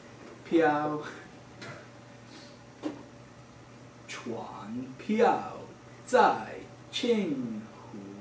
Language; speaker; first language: Chinese; non-native, learner; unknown